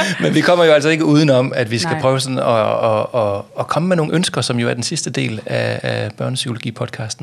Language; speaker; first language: Danish; native; Danish